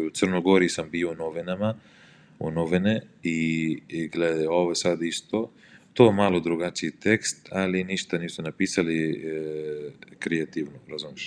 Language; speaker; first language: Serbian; non-native, learner; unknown